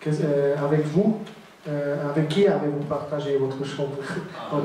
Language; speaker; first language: French; non-native, local second language; German